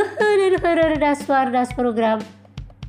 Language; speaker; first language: German; non-native, learner; Indonesian